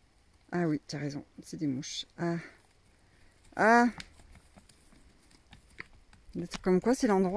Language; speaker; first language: French; native; French